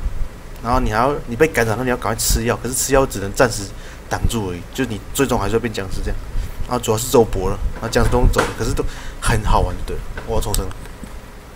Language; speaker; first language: Chinese; native; Chinese